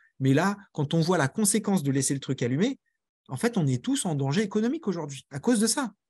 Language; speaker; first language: French; native; French